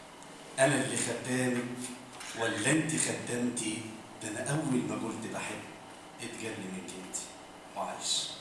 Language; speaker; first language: Arabic; native; Arabic